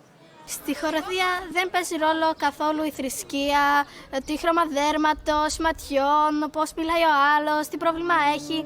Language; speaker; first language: Greek; early bilingual, other home language; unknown